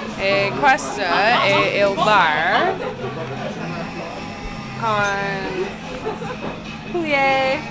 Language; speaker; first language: Italian; early bilingual, heritage; Italian